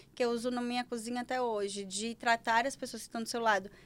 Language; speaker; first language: Portuguese; native; Portuguese